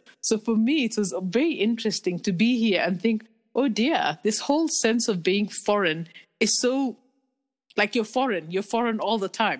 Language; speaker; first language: English; non-native, local second language; Somali